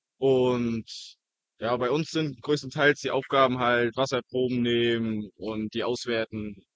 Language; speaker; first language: German; native; German